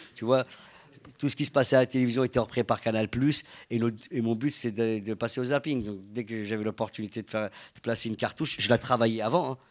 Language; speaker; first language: French; native; French